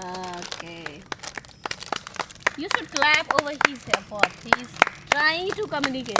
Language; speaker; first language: English; non-native, learner; Hindi